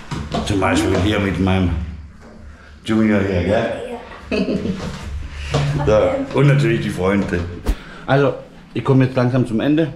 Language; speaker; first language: German; native; German